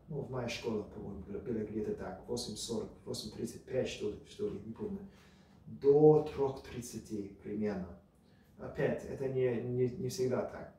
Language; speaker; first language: Russian; early bilingual, heritage; Russian